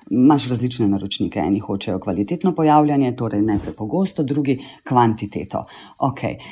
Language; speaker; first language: Slovenian; native; Slovenian